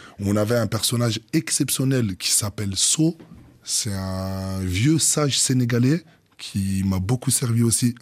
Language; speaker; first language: French; native; French